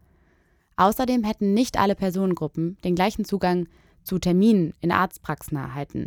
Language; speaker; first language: German; native; German